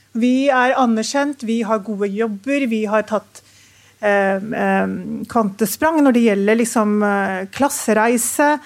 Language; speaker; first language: Norwegian; early bilingual, other home language; Urdu